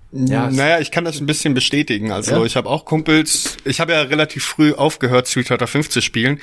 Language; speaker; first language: German; native; German